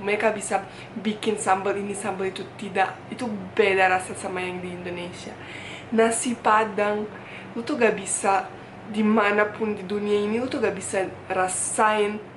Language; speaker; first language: Indonesian; non-native, fluent; Bosnian